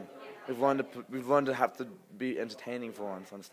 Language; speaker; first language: English; native; English